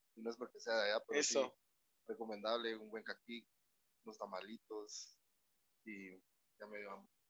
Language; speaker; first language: Spanish; native; Spanish